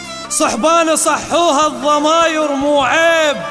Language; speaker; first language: Arabic; native; Arabic